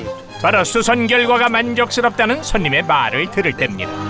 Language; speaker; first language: Korean; native; Korean